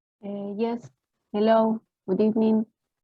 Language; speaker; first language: English; non-native, learner; Spanish